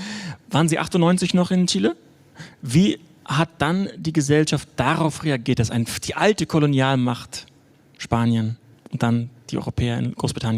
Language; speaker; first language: German; native; German